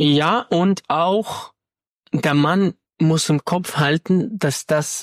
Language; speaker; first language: German; non-native, fluent; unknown